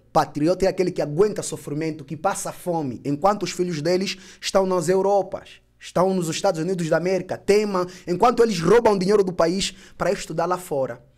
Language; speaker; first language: Portuguese; native; Portuguese